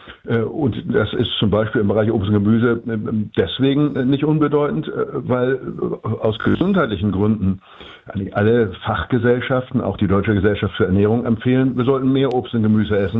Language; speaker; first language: German; native; German